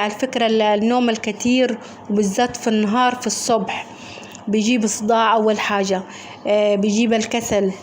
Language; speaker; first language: Arabic; native; Arabic